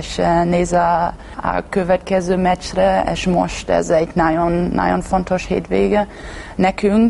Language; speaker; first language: Hungarian; non-native, learner; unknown